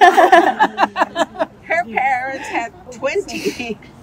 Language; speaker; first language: English; early bilingual, other home language; Spanish